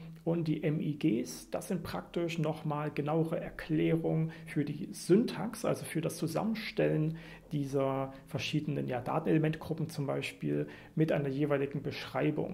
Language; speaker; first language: German; native; German